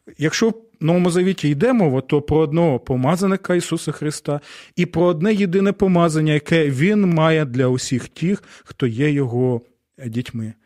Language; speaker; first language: Ukrainian; non-native, local second language; Russian